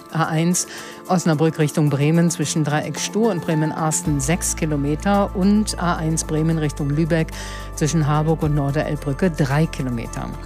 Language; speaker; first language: German; native; German